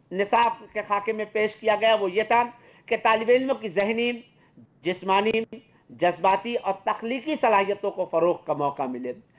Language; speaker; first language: Urdu; native; Urdu